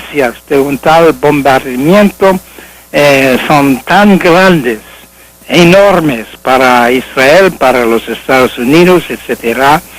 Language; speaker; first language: Spanish; non-native, learner; English